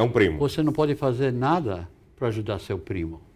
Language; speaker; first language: Portuguese; non-native, fluent; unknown